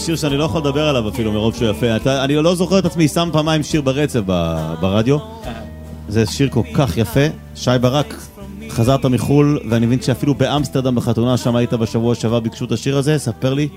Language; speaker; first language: Hebrew; native; Hebrew